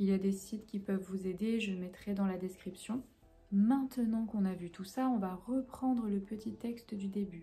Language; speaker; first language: French; native; French